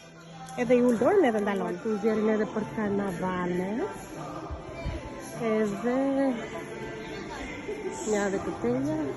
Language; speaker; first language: Albanian; early bilingual, heritage; Albanian